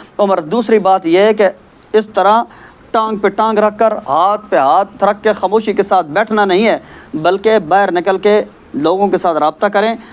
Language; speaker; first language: Urdu; non-native, local second language; Punjabi